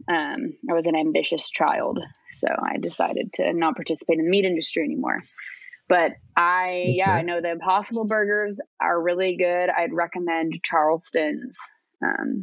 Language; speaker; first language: English; native; English